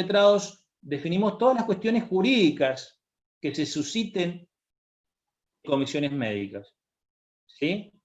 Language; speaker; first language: Spanish; native; Spanish